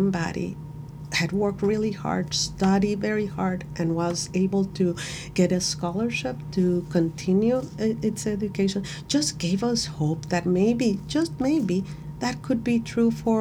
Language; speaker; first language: English; non-native, fluent; Spanish